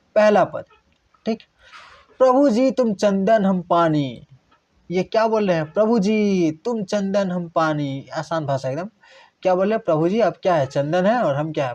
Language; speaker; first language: Hindi; non-native, local second language; Bangla